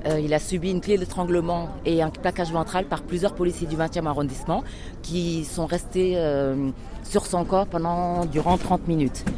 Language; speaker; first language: French; early bilingual, other home language; Wolof